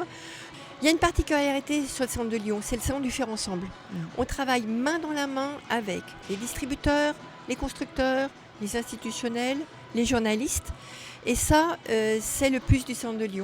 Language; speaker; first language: French; native; French